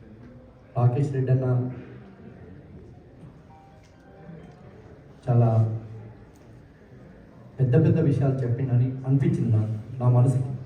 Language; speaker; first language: Telugu; native; Telugu